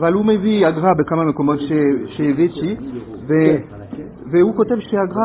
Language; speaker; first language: Hebrew; non-native, fluent; French